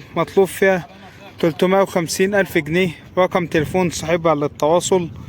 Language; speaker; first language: Arabic; native; Arabic